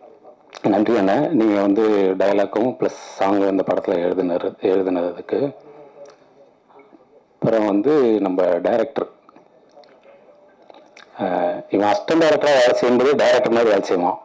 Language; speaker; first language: Tamil; native; Tamil